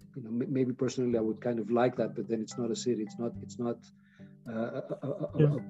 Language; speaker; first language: English; non-native, fluent; Greek